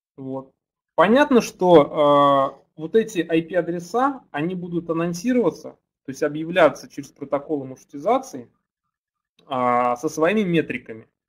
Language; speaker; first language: Russian; native; Russian